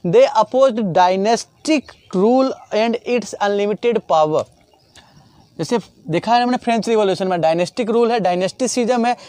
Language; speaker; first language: Hindi; native; Hindi